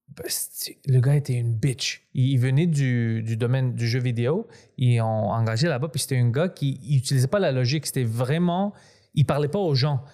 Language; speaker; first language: French; non-native, fluent; Greek